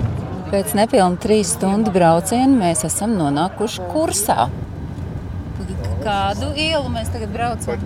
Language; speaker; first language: Latvian; native; Latvian